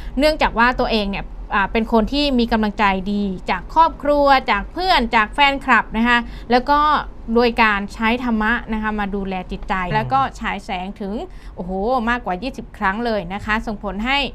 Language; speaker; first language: Thai; native; Thai